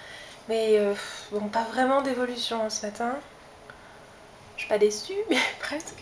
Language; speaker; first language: French; native; French